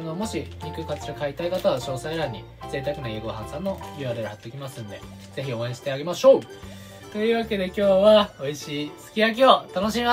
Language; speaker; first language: Japanese; native; Japanese